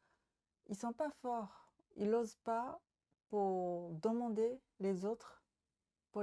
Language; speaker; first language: French; non-native, learner; Japanese